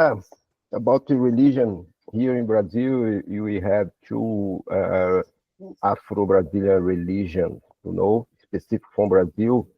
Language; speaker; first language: English; non-native, learner; Portuguese